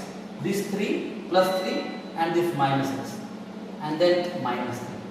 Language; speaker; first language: English; non-native, local second language; Marathi